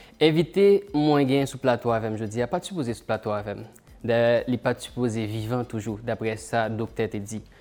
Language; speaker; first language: French; non-native, local second language; Haitian Creole